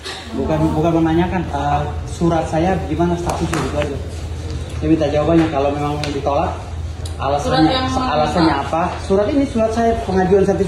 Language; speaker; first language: Indonesian; native; Indonesian